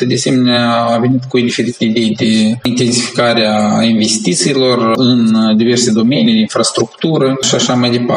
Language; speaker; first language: Romanian; native; Romanian